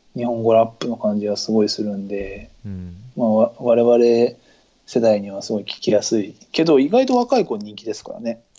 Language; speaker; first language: Japanese; native; Japanese